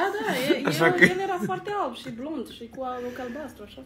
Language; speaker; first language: Romanian; non-native, learner; Malagasy